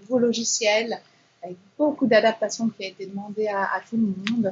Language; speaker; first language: French; native; French